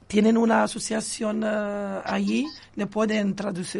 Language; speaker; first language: Spanish; non-native, local second language; Arabic